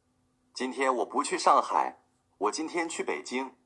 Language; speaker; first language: Chinese; non-native, learner; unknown